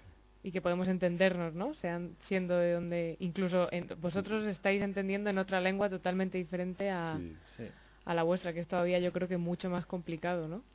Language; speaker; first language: Spanish; native; Spanish